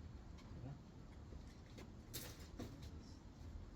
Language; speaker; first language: German; non-native, learner; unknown